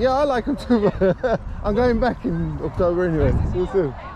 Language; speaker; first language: English; non-native, fluent; Romanian